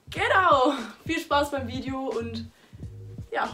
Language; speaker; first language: German; native; German